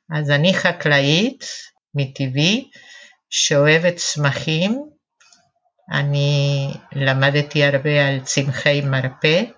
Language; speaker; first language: Hebrew; non-native, fluent; Spanish